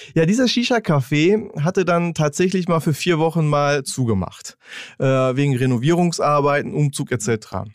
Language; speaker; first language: German; native; German